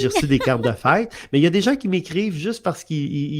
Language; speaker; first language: French; native; French